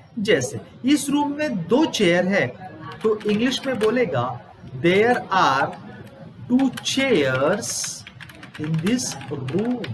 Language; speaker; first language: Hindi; non-native, local second language; Gujarati